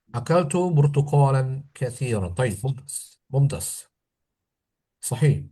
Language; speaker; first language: Arabic; non-native, fluent; Indonesian